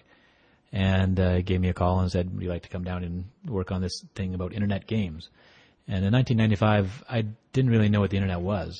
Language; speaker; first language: English; native; English